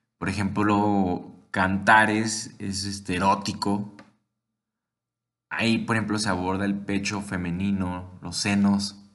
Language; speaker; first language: Spanish; native; Spanish